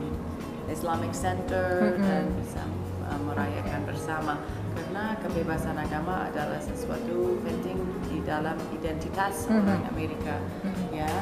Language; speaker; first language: Indonesian; non-native, fluent; English